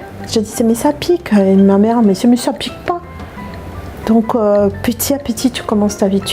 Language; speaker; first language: French; non-native, fluent; Spanish